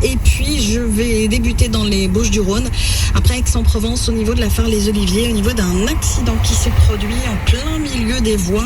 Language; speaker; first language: French; native; French